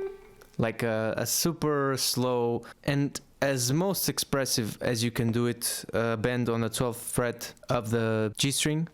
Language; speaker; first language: English; non-native, fluent; Portuguese